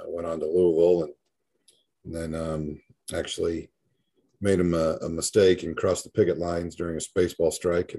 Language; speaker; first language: English; native; English